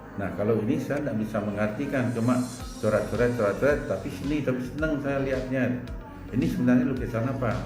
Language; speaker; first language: Indonesian; native; Indonesian